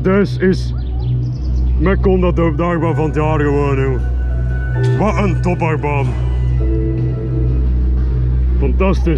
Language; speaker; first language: Dutch; native; Dutch